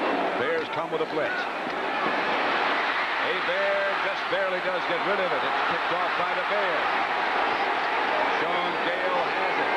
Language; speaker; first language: English; native; English